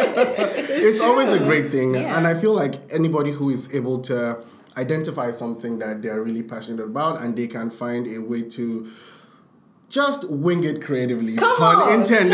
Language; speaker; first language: English; non-native, local second language; Yoruba